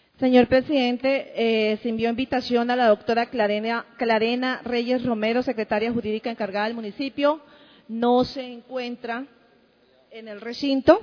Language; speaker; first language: Spanish; native; Spanish